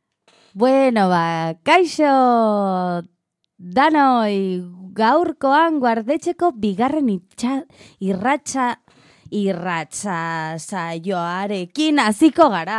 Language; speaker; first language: Basque; non-native, learner; Spanish